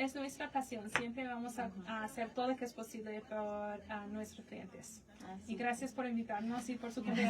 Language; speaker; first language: Spanish; non-native, fluent; English